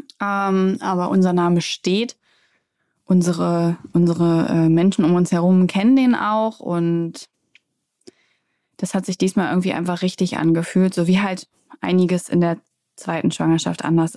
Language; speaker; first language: German; native; German